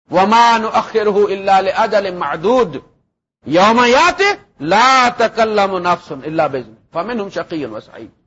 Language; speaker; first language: Urdu; non-native, local second language; Punjabi